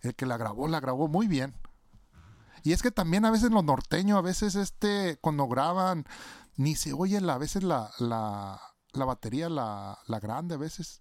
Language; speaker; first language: Spanish; early bilingual, other home language; English